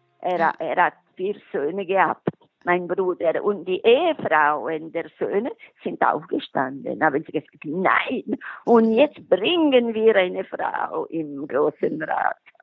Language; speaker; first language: German; non-native, local second language; Italian